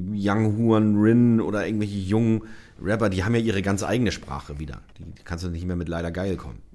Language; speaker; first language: German; native; German